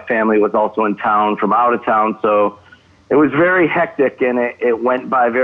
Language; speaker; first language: English; native; English